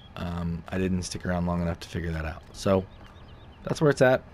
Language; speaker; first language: English; native; English